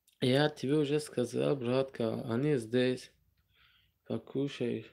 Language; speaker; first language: Russian; non-native, learner; Tajik